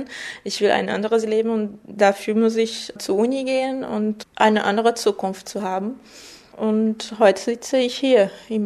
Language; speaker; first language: German; non-native, fluent; Portuguese